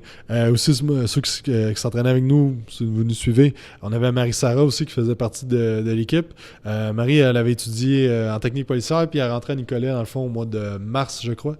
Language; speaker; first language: French; native; French